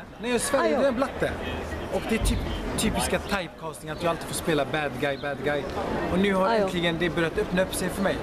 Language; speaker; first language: Swedish; early bilingual, other home language; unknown